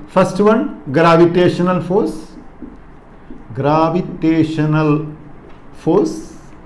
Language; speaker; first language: English; non-native, local second language; Malayalam